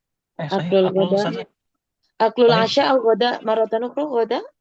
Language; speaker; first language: Arabic; non-native, fluent; Indonesian